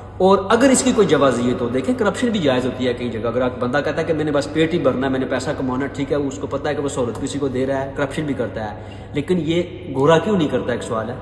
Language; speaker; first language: Urdu; non-native, local second language; Punjabi